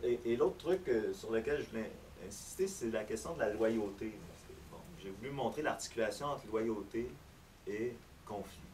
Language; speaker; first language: French; native; French